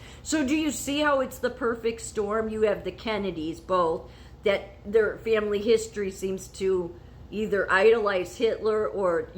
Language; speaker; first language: English; native; English